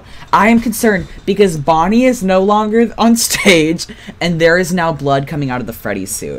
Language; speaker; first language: English; native; English